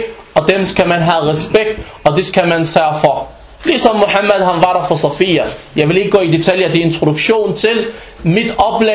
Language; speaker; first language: Danish; non-native, fluent; Arabic